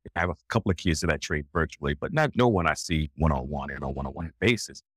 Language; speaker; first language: English; native; English